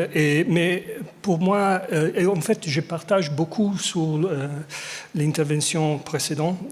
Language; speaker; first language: French; non-native, fluent; English